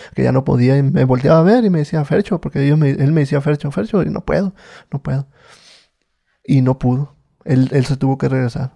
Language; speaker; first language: Spanish; native; Spanish